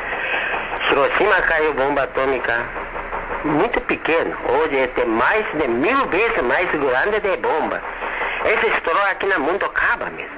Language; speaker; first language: Portuguese; non-native, learner; Japanese